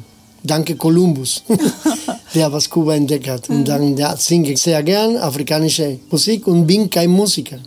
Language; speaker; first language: German; non-native, fluent; Spanish